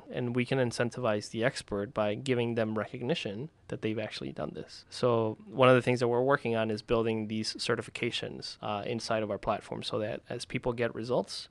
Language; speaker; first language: English; early bilingual, other home language; Spanish